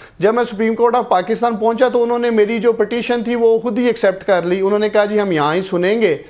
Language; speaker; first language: Urdu; non-native, local second language; Punjabi